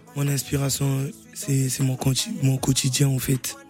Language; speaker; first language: French; non-native, local second language; Lingala